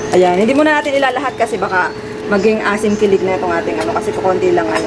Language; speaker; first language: Filipino; native; Filipino